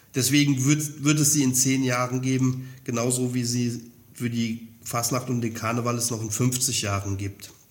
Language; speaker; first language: German; native; German